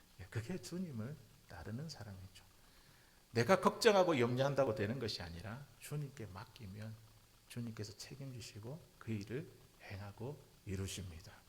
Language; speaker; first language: Korean; native; Korean